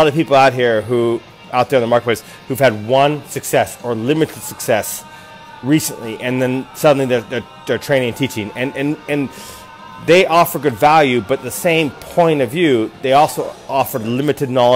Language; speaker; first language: English; native; English